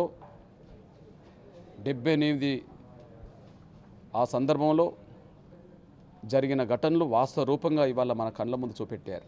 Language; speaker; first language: Telugu; native; Telugu